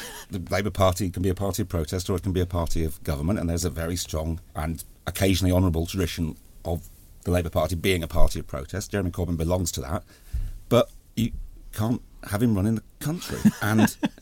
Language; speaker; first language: English; native; English